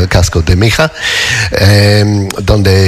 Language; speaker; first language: Spanish; non-native, fluent; English